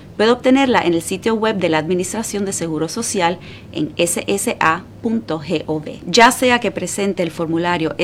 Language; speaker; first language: Spanish; native; Spanish